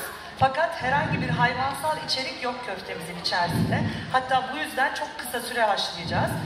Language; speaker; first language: Turkish; native; Turkish